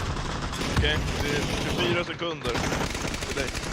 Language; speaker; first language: Swedish; native; Swedish